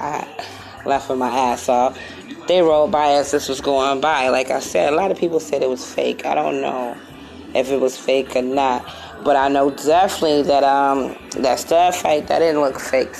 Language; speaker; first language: English; native; English